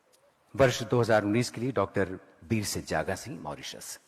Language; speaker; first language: Hindi; native; Hindi